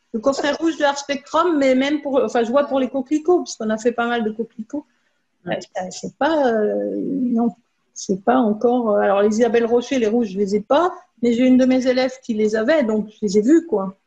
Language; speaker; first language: French; native; French